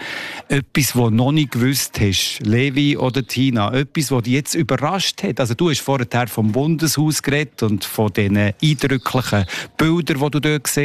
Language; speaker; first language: German; native; German